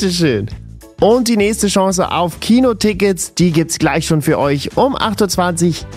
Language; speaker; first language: German; native; German